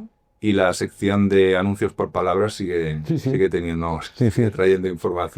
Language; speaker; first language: Spanish; native; Spanish